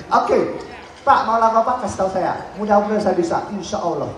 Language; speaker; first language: Indonesian; non-native, local second language; Min Nan Chinese